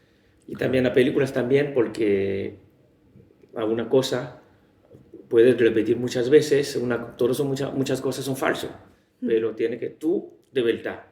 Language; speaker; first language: Spanish; non-native, learner; Chinese